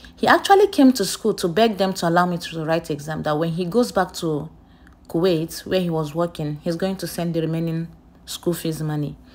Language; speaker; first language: English; non-native, local second language; Igbo